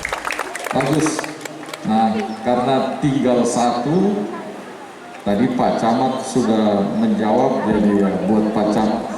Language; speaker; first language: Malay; non-native, local second language; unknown